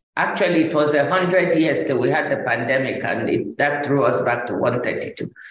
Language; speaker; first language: English; non-native, local second language; Igbo